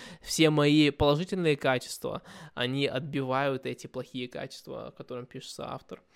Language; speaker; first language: Russian; early bilingual, heritage; Russian